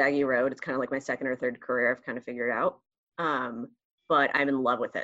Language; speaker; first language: English; early bilingual, other home language; Spanish